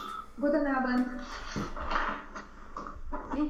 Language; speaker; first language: German; non-native, learner; Romanian